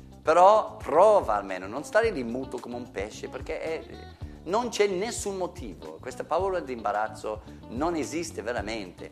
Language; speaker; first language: Italian; non-native, fluent; English